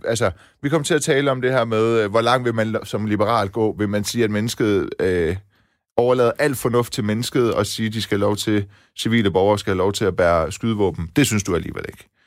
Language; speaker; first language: Danish; early bilingual, other home language; Persian